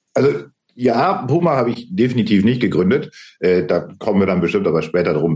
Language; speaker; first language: German; native; German